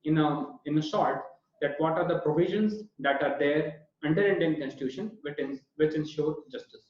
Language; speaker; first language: English; non-native, local second language; Hindi